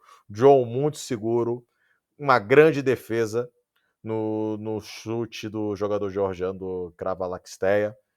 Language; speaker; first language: Portuguese; native; Portuguese